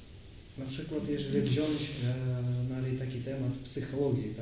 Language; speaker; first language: Polish; non-native, learner; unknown